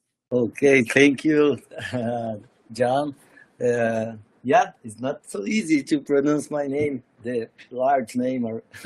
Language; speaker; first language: English; non-native, fluent; Portuguese